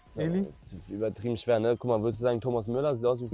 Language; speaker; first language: German; native; German